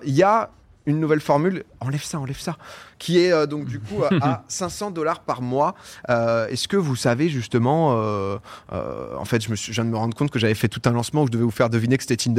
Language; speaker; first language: French; native; French